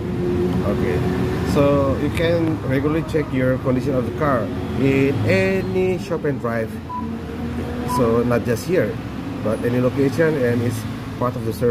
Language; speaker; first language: English; non-native, fluent; Indonesian